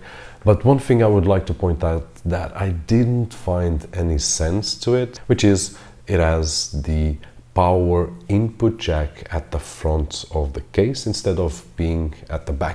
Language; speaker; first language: English; non-native, fluent; Portuguese